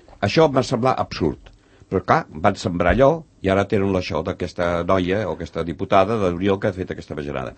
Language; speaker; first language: Catalan; native; Catalan